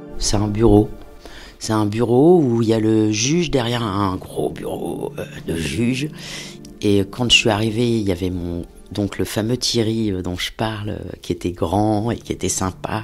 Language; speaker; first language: French; native; French